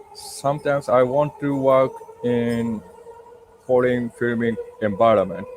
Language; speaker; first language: English; non-native, learner; Japanese